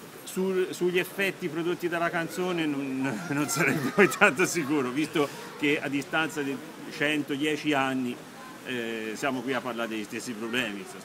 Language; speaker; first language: Italian; native; Italian